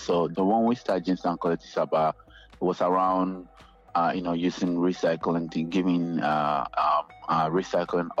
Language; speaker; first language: English; non-native, local second language; Ga